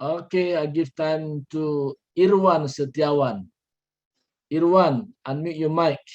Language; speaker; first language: English; non-native, learner; Indonesian